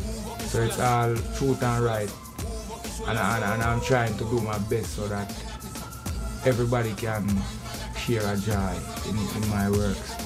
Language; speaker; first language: English; non-native, local second language; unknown